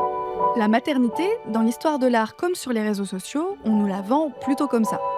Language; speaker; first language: French; native; French